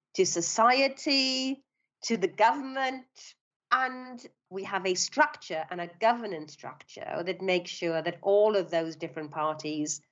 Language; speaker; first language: English; native; English